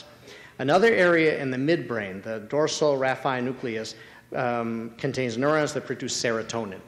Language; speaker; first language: English; native; English